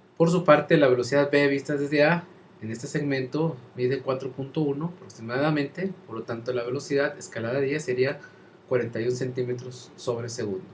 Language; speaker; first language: Spanish; native; Spanish